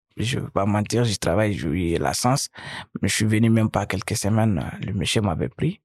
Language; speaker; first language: French; non-native, local second language; Fula